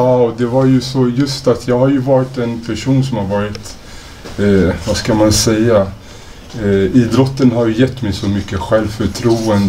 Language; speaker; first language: Swedish; native; Swedish